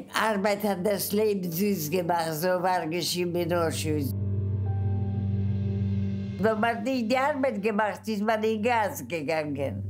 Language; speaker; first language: German; non-native, fluent; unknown